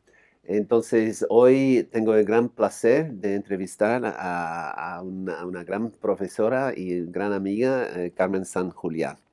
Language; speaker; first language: Spanish; non-native, fluent; English